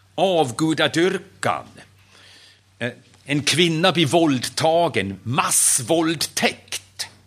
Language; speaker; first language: Swedish; non-native, fluent; German